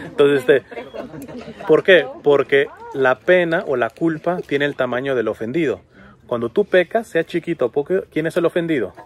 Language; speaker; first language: Spanish; native; Spanish